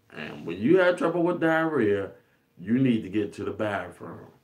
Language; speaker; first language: English; native; English